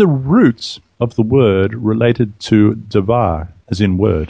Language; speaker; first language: English; native; English